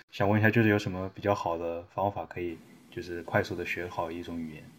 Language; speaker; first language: Chinese; native; Chinese